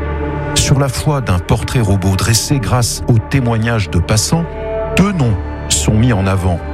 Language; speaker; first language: French; native; French